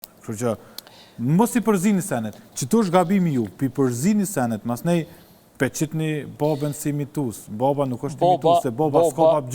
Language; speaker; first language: Albanian; native; Albanian